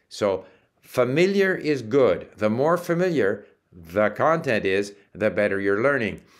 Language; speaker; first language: English; early bilingual, other home language; Czech